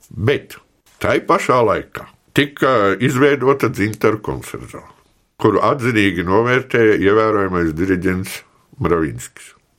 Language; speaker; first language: Latvian; native; Latvian